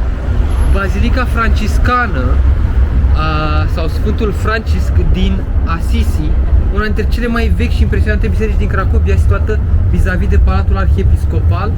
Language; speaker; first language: Romanian; native; Romanian